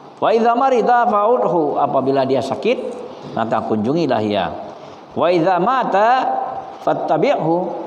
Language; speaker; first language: Malay; non-native, local second language; Minangkabau